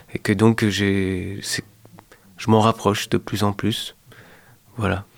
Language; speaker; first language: French; native; French